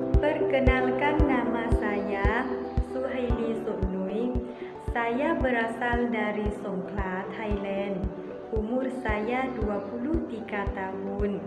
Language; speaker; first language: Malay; non-native, fluent; Thai